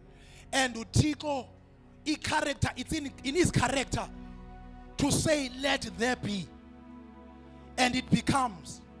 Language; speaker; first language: English; non-native, local second language; Xhosa